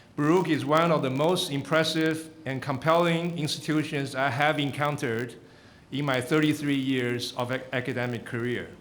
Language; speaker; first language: English; non-native, fluent; Chinese